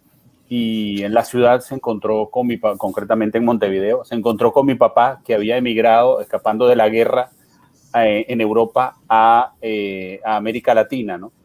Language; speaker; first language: Spanish; native; Spanish